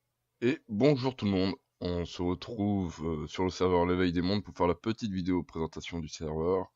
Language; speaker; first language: French; native; French